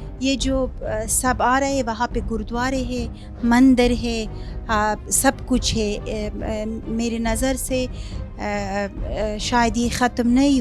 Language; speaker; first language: Hindi; non-native, fluent; Punjabi